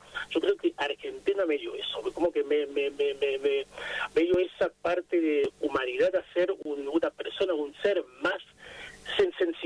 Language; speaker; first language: Spanish; non-native, fluent; Haitian Creole